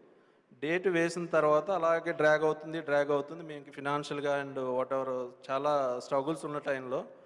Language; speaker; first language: Telugu; native; Telugu